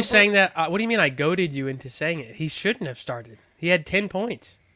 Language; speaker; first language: English; native; English